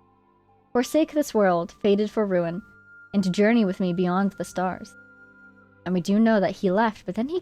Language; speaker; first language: English; native; English